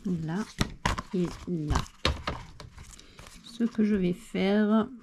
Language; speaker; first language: French; native; French